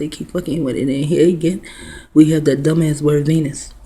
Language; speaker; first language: English; native; English